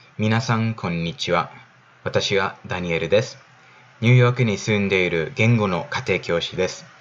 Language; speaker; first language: Japanese; non-native, fluent; English